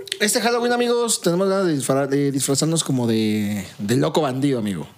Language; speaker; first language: Spanish; native; Spanish